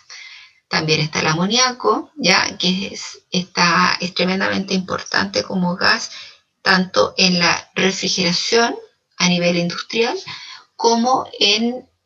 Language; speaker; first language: Spanish; native; Spanish